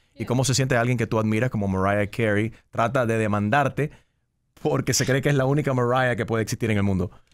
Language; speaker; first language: Spanish; early bilingual, heritage; Spanish